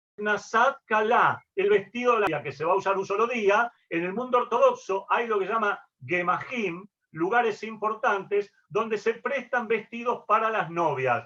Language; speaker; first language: Spanish; native; Spanish